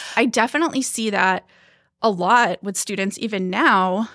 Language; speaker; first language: English; early bilingual, other home language; Hindi